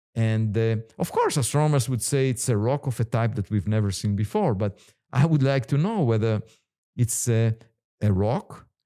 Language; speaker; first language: English; non-native, fluent; Hebrew